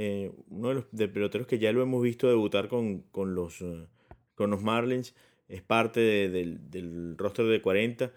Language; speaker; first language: Spanish; native; Spanish